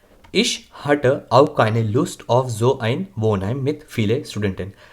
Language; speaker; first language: German; non-native, learner; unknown